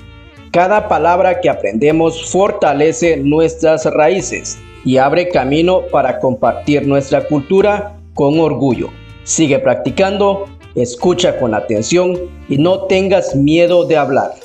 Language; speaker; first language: Spanish; non-native, local second language; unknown